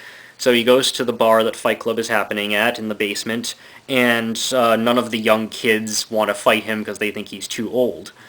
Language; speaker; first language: English; native; English